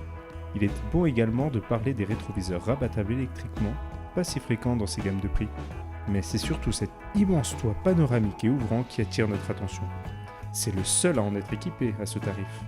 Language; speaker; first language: French; native; French